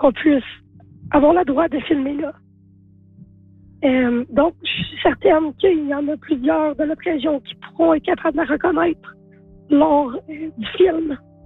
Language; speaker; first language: French; native; French